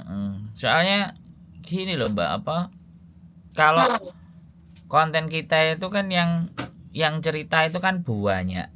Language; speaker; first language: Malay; non-native, local second language; Javanese